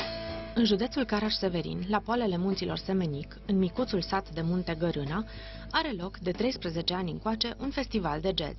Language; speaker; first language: Romanian; native; Romanian